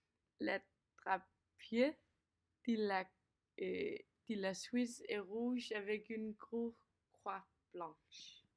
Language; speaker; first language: French; non-native, learner; Danish